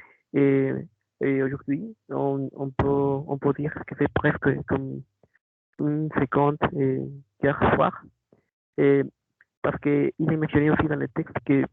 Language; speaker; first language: French; non-native, learner; Spanish